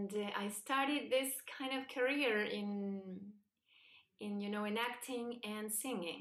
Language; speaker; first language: English; non-native, fluent; Spanish